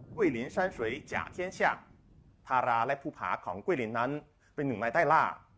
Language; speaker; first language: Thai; non-native, fluent; Chinese